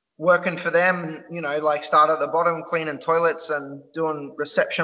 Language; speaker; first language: English; native; English